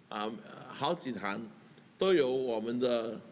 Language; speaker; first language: Chinese; native; Chinese